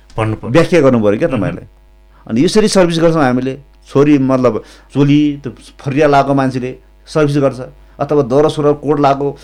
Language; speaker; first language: Nepali; native; Nepali